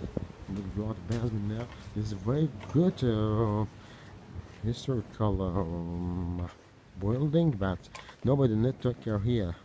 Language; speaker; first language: English; non-native, learner; Turkish